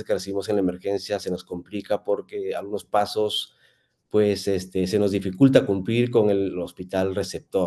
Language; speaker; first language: Spanish; native; Spanish